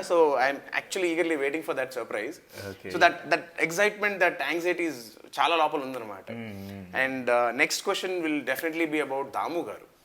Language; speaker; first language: Telugu; native; Telugu